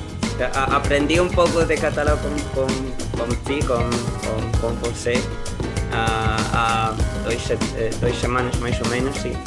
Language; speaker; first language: Portuguese; non-native, learner; Spanish